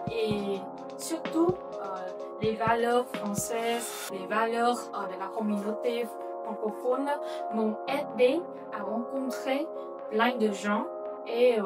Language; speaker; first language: French; non-native, fluent; Vietnamese